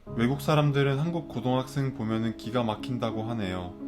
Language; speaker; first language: Korean; non-native, fluent; Finnish